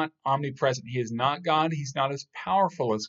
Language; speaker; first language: English; native; English